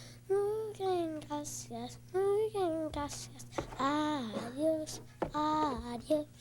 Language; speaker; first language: Spanish; non-native, learner; English